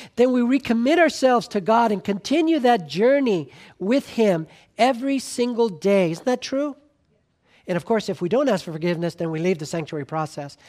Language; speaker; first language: English; native; English